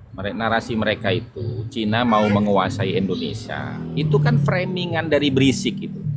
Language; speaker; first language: Indonesian; non-native, local second language; Madurese